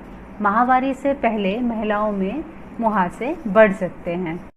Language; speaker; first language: Hindi; native; Hindi